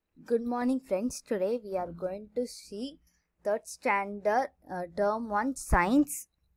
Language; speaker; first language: English; non-native, local second language; Tamil